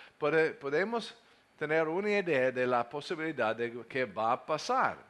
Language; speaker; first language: Spanish; non-native, learner; English